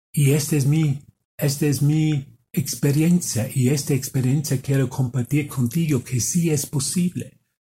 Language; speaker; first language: Spanish; non-native, fluent; German